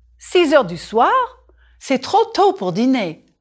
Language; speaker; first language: French; non-native, fluent; English